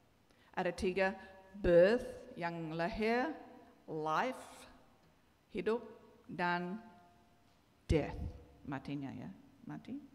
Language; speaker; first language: Indonesian; non-native, learner; English